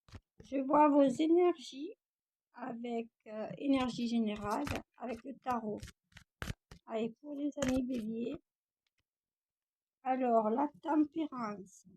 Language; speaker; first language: French; native; French